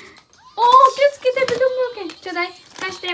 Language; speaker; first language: Japanese; non-native, learner; Filipino